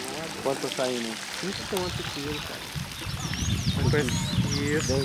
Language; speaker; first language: Portuguese; native; Portuguese